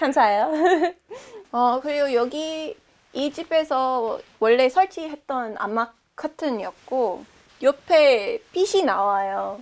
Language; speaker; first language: Korean; non-native, fluent; English